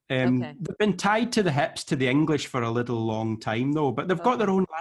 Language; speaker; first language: English; native; English